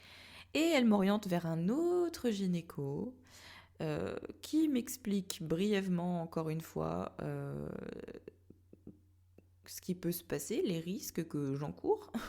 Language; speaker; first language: French; native; French